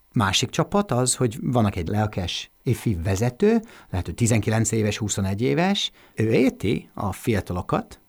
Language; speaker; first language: Hungarian; non-native, learner; English